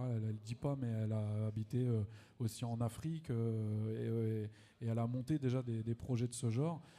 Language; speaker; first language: French; native; French